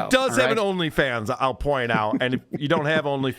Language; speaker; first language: English; native; English